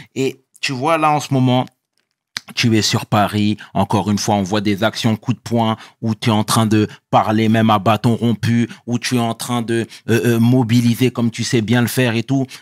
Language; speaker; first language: French; native; French